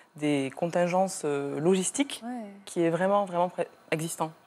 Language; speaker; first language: French; native; French